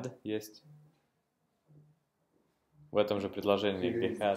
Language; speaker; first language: Russian; native; Russian